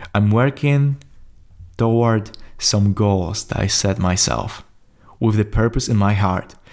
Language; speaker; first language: English; non-native, fluent; Polish